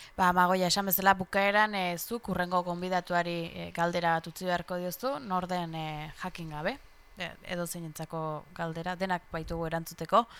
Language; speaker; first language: Basque; native; Basque